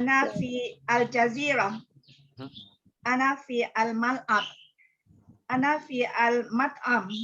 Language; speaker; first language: Arabic; non-native, learner; Malay